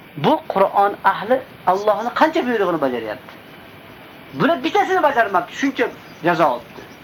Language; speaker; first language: Uzbek; native; Uzbek